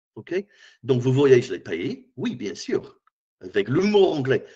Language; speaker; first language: French; non-native, learner; English